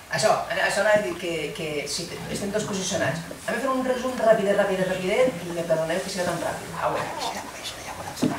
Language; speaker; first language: Catalan; early bilingual, other home language; Arabic